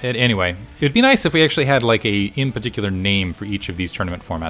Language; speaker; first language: English; native; English